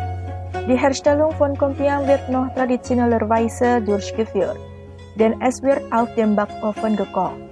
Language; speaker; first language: German; non-native, fluent; Indonesian